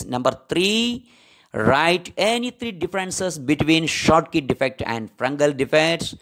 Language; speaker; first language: English; non-native, local second language; Malayalam